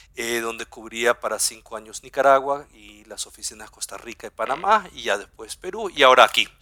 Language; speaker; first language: Spanish; non-native, local second language; German